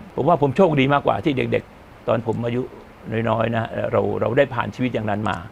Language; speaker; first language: Thai; native; Thai